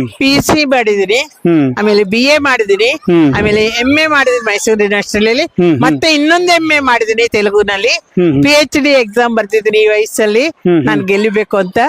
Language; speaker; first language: Kannada; non-native, fluent; Telugu